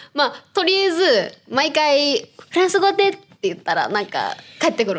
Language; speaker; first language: Japanese; early bilingual, heritage; Japanese